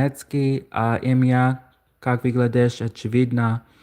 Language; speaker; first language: Russian; non-native, learner; English